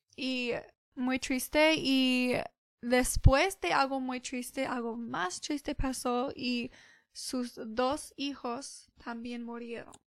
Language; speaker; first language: Spanish; non-native, learner; English